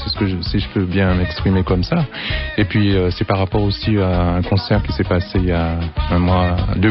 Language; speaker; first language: French; native; French